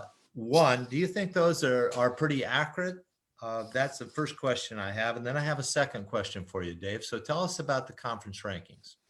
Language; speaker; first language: English; native; English